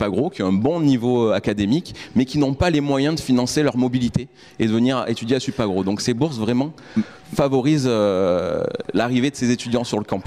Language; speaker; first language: French; native; French